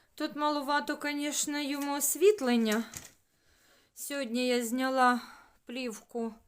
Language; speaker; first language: Ukrainian; native; Ukrainian